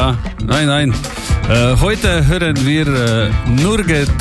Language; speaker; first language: German; non-native, learner; Slovenian